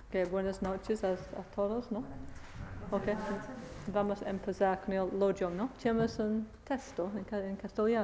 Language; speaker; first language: Spanish; non-native, fluent; English